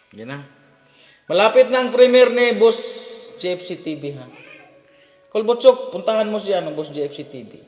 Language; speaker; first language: Filipino; native; Filipino